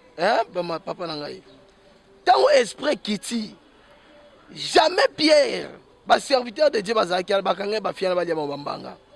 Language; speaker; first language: Lingala; native; Lingala